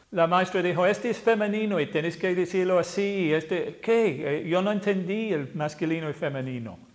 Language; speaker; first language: Spanish; non-native, fluent; English